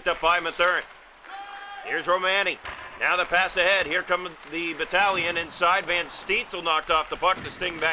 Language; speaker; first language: English; native; English